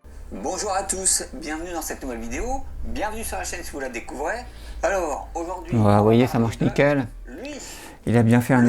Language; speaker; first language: French; native; French